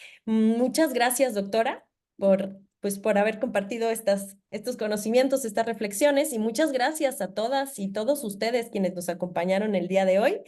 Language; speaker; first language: Spanish; native; Spanish